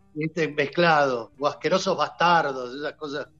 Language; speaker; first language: Spanish; native; Spanish